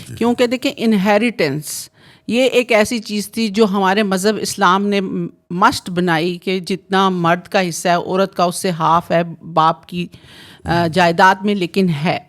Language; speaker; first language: Urdu; native; Urdu